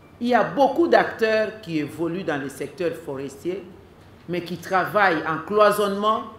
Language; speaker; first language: French; non-native, local second language; Lingala